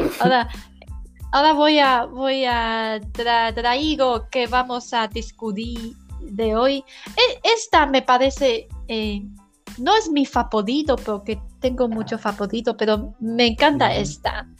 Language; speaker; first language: Spanish; non-native, learner; Chinese